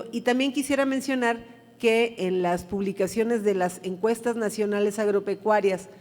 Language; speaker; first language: Spanish; native; Spanish